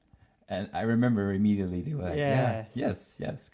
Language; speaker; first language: English; non-native, fluent; Danish